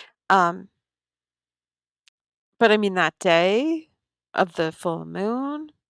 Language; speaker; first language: English; native; English